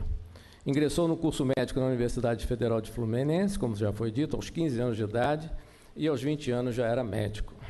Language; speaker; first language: Portuguese; native; Portuguese